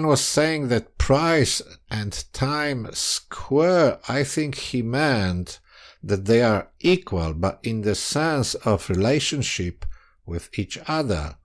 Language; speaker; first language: English; non-native, fluent; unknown